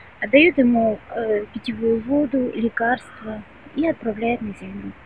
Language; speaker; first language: Russian; non-native, local second language; Kazakh